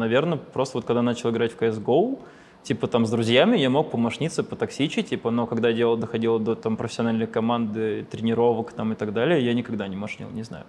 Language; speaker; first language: Russian; native; Russian